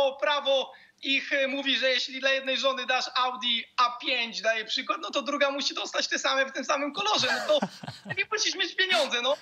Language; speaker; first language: Polish; native; Polish